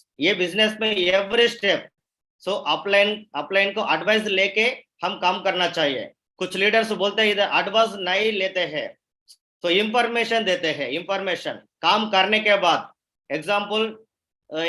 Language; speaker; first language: Hindi; non-native, local second language; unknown